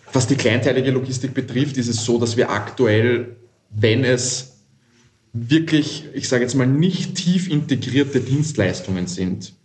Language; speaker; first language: German; native; German